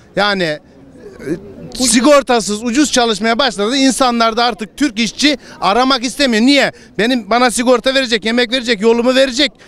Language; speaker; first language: Turkish; non-native, local second language; Kurdish